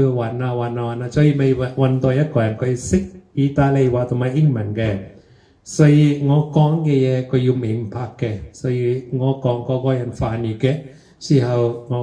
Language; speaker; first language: Cantonese; early bilingual, heritage; Cantonese